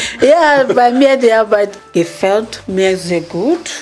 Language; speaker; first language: German; non-native, learner; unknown